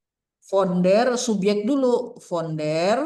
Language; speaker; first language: German; non-native, fluent; Indonesian